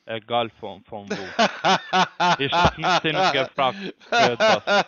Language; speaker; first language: German; non-native, learner; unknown